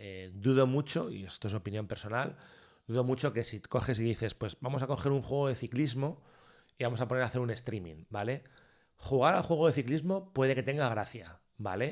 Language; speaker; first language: Spanish; native; Spanish